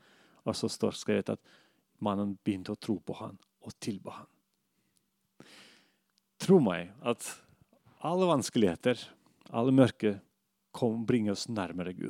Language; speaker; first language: Norwegian; non-native, fluent; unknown